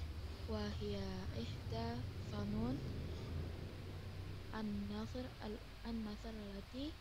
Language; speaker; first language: Arabic; non-native, learner; Indonesian